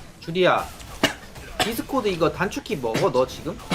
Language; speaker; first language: Korean; native; Korean